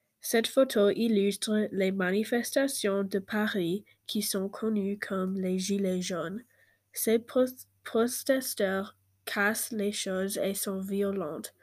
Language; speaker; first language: French; non-native, learner; English